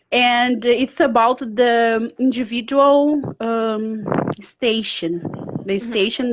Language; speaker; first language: English; non-native, fluent; Portuguese